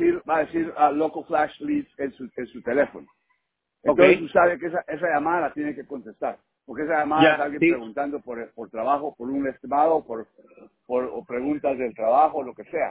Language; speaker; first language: Spanish; early bilingual, heritage; Spanish